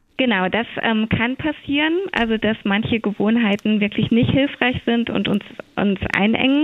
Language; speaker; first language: German; native; German